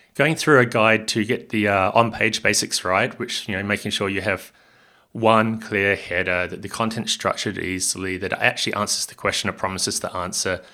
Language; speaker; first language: English; native; English